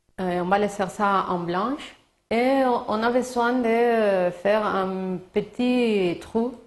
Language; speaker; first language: French; non-native, learner; Spanish